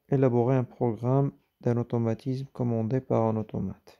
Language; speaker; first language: French; non-native, local second language; Arabic